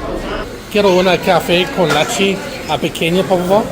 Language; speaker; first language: Spanish; non-native, learner; English